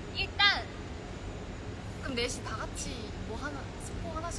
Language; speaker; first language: Korean; native; Korean